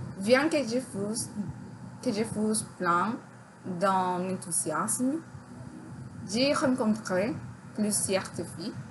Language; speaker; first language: French; non-native, learner; Spanish